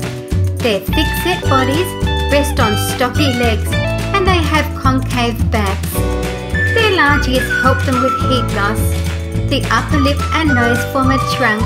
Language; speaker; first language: English; native; English